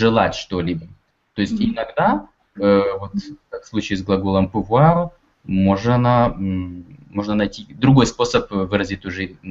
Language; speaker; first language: Russian; native; Russian